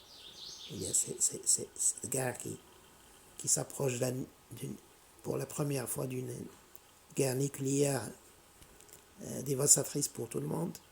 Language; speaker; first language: French; non-native, local second language; Arabic